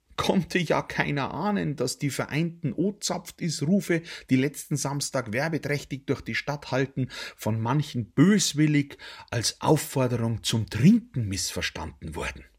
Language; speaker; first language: German; native; German